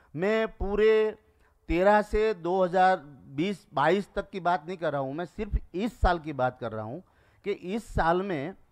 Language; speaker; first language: Hindi; non-native, local second language; Gujarati